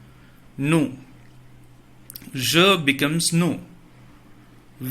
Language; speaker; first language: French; non-native, fluent; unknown